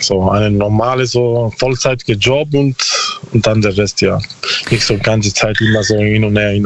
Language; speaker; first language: German; non-native, learner; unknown